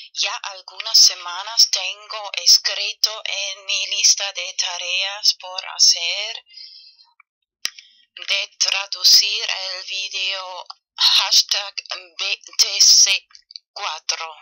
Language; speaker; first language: Spanish; non-native, fluent; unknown